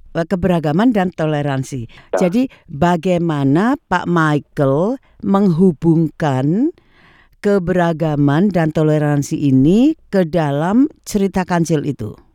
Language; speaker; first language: Indonesian; native; Indonesian